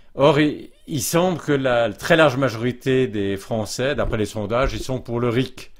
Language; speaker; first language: French; native; French